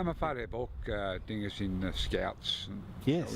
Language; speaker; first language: Dutch; early bilingual, heritage; English